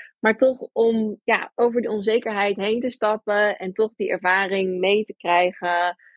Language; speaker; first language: Dutch; early bilingual, heritage; Dutch